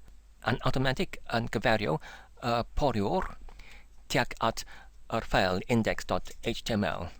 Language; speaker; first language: Welsh; non-native, learner; English